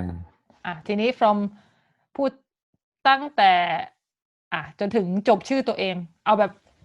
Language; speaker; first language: Thai; native; Thai